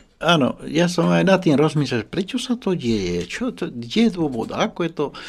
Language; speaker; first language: Slovak; non-native, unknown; Spanish